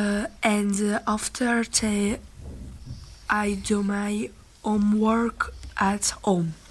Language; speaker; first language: English; non-native, learner; Italian